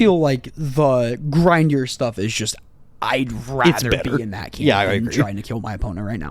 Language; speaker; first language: English; native; English